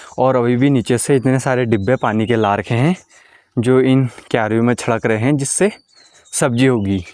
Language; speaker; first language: Hindi; non-native, local second language; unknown